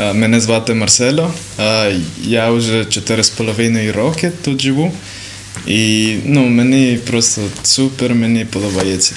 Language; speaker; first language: Ukrainian; non-native, learner; Spanish